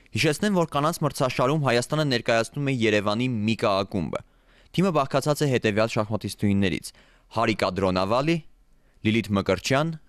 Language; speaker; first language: Armenian; native; Armenian